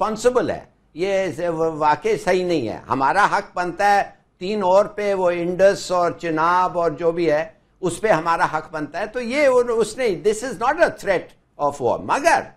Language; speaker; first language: Urdu; native; Urdu